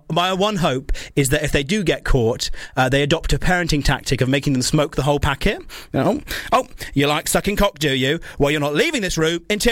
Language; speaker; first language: English; native; English